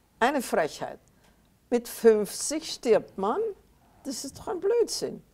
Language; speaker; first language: German; native; German